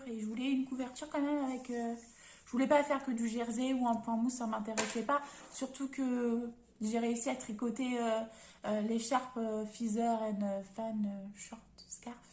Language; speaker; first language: French; native; French